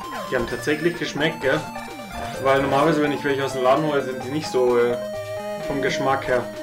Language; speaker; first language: German; native; German